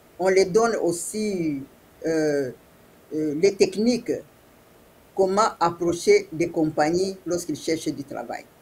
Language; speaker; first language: French; non-native, local second language; Swahili